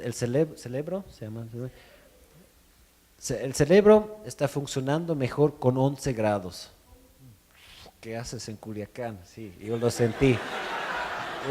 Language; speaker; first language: Spanish; non-native, fluent; German